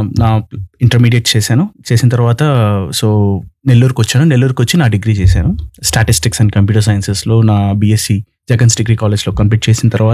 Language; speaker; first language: Telugu; non-native, local second language; Tamil